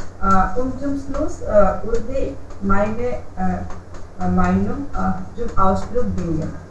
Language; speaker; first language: German; non-native, learner; Hindi